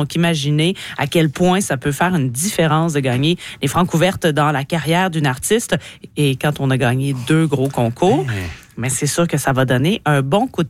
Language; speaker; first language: French; native; French